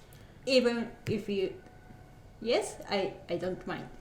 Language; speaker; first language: English; non-native, learner; Japanese